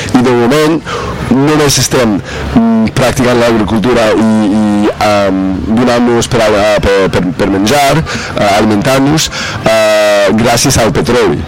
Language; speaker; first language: Catalan; non-native, fluent; English